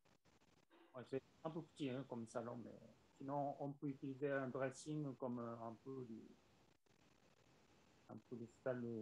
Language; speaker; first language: French; non-native, learner; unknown